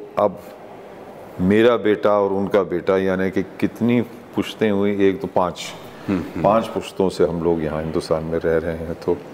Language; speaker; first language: Hindi; non-native, local second language; English